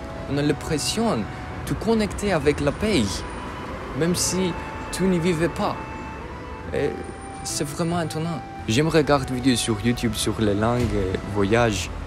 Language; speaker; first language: French; non-native, learner; Russian